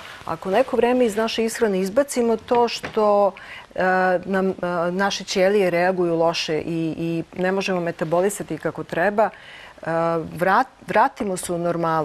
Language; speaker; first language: Croatian; native; Croatian